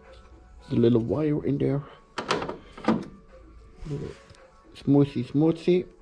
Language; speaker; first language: English; non-native, fluent; Dutch